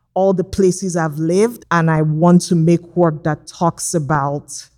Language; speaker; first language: English; non-native, local second language; Igbo